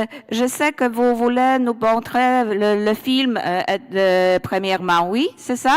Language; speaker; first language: French; non-native, learner; Polish